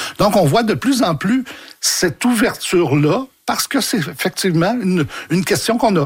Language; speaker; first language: French; native; French